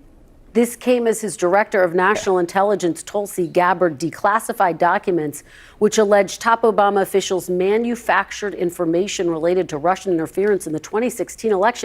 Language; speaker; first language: English; native; English